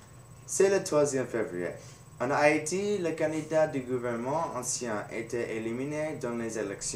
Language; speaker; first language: French; non-native, learner; English